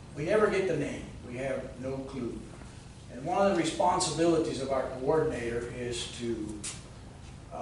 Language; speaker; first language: English; native; English